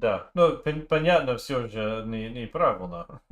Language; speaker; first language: Russian; non-native, learner; English